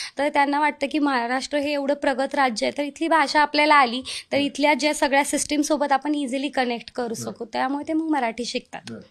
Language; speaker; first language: Marathi; non-native, local second language; Hindi